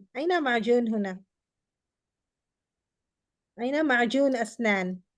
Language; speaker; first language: Arabic; non-native, fluent; Urdu